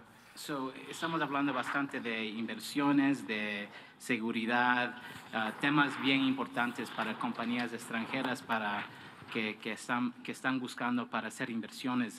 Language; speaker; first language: Spanish; non-native, fluent; English